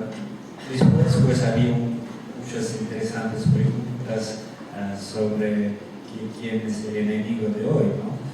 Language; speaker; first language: Spanish; non-native, fluent; Russian